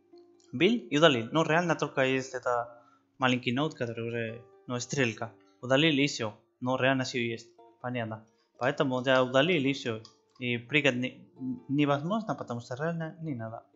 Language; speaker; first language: Russian; non-native, learner; Spanish